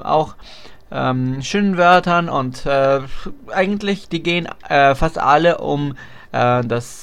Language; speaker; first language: German; non-native, fluent; Spanish